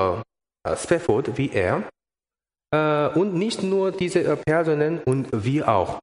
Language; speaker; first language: German; non-native, learner; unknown